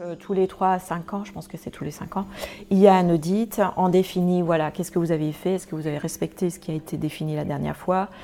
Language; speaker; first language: French; non-native, fluent; German